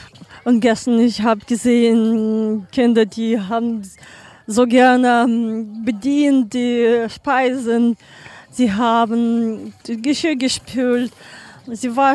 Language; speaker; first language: German; non-native, learner; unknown